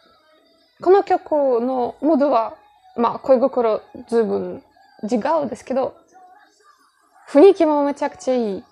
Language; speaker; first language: Japanese; non-native, fluent; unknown